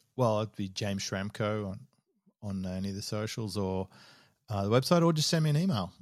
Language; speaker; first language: English; native; English